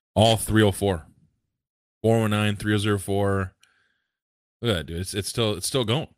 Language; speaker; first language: English; early bilingual, other home language; Japanese